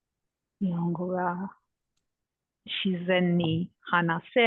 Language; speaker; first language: Japanese; non-native, learner; English